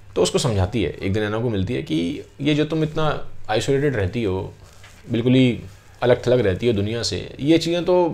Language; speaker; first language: Hindi; native; Hindi